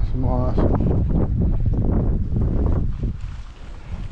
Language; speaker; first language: English; native; English